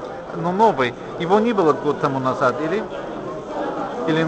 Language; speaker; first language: Russian; non-native, learner; English